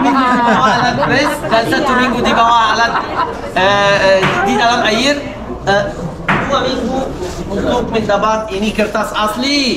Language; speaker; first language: Indonesian; non-native, learner; Arabic